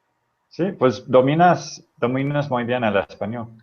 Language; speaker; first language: Spanish; non-native, fluent; English